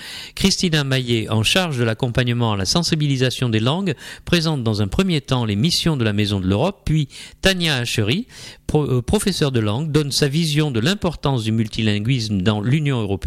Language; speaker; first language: French; native; French